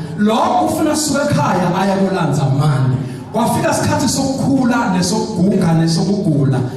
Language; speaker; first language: Zulu; non-native, local second language; Swati